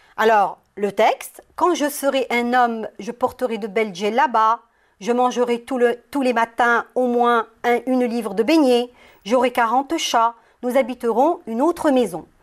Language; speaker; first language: French; non-native, local second language; Arabic